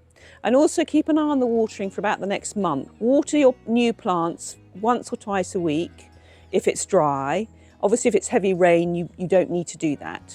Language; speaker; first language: English; native; English